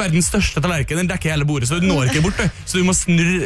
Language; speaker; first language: Norwegian; native; Norwegian